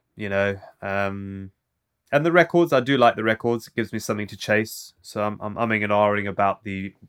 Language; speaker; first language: English; native; English